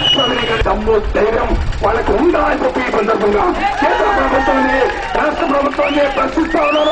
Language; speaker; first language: Telugu; native; Telugu